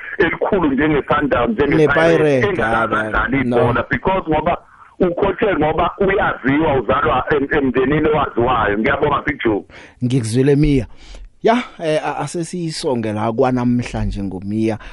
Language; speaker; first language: Zulu; non-native, local second language; South Ndebele